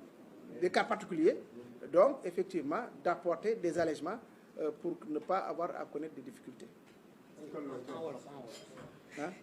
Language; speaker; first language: French; non-native, local second language; Wolof